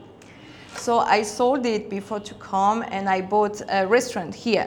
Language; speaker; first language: English; non-native, fluent; Spanish